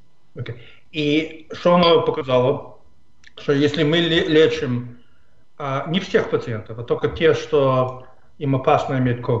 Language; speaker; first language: Russian; non-native, fluent; English